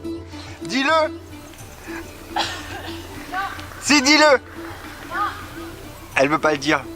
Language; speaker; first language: French; native; French